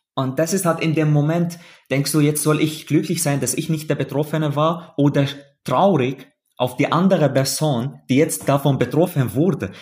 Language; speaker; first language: German; non-native, fluent; Arabic